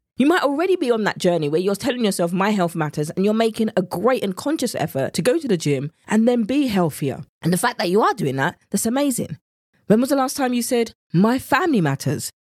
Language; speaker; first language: English; native; English